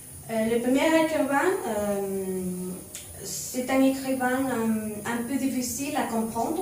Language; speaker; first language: French; non-native, learner; Spanish